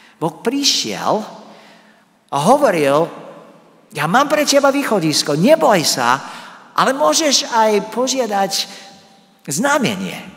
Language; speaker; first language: Slovak; non-native, fluent; English